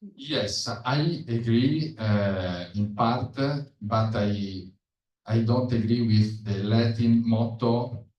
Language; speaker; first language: English; non-native, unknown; Italian